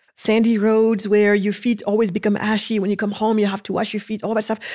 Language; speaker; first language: English; early bilingual, other home language; Wolof